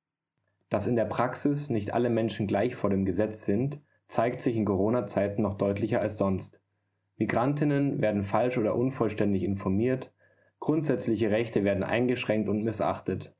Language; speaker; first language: German; native; German